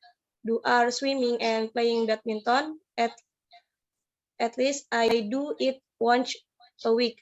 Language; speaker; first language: English; non-native, learner; Indonesian